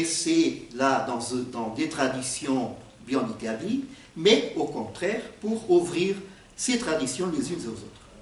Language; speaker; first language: French; non-native, fluent; Portuguese